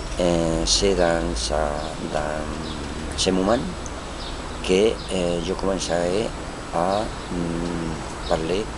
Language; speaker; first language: French; non-native, learner; Spanish